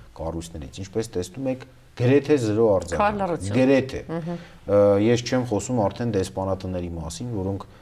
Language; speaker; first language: Armenian; native; Armenian